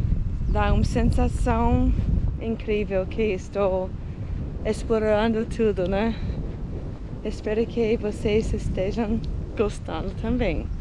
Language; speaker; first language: Portuguese; non-native, fluent; English